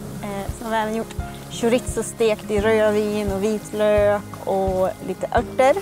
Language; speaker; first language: Swedish; native; Swedish